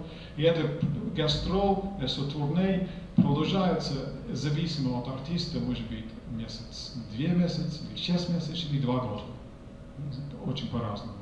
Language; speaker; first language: Russian; non-native, fluent; English